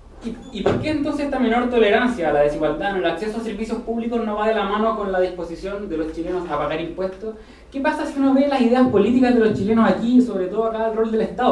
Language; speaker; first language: Spanish; native; Spanish